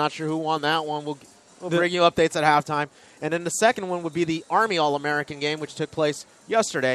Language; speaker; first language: English; native; English